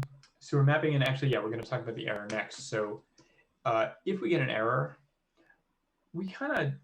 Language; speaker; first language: English; native; English